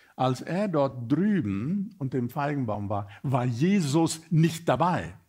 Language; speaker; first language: German; non-native, fluent; Afrikaans